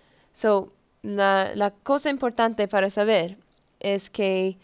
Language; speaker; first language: Spanish; early bilingual, heritage; Spanish